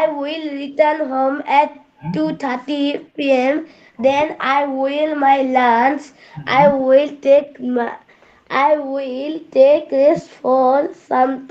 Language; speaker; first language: English; non-native, learner; Bangla